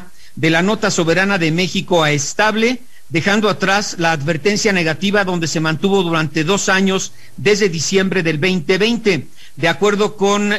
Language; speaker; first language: Spanish; native; Spanish